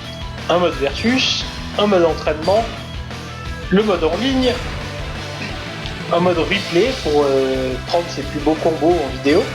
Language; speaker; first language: French; native; French